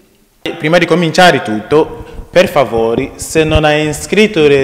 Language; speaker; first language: Italian; non-native, learner; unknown